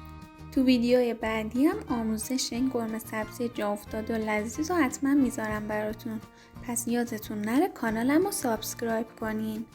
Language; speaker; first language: Persian; native; Persian